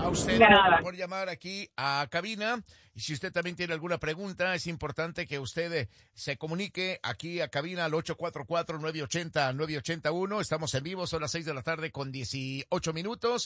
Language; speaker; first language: Spanish; native; Spanish